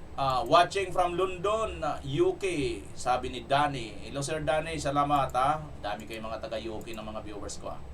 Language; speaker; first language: Filipino; non-native, local second language; Cebuano